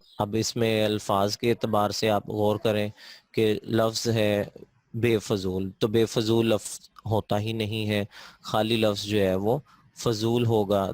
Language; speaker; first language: Urdu; non-native, local second language; Punjabi